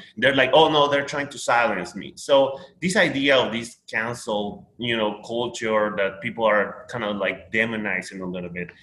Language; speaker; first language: English; non-native, fluent; Spanish